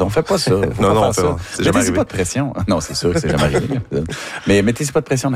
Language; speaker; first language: French; native; French